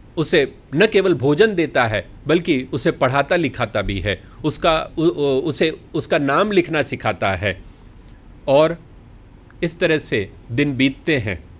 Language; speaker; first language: Hindi; non-native, local second language; Gujarati